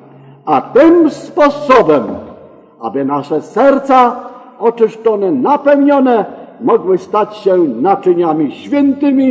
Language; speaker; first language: Polish; native; Polish